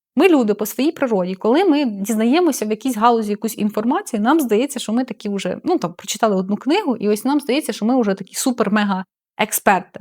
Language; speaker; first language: Ukrainian; non-native, local second language; Russian